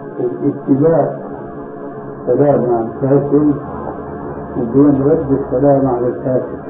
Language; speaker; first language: Arabic; early bilingual, other home language; Albanian